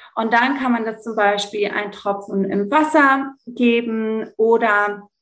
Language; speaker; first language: German; early bilingual, heritage; Greek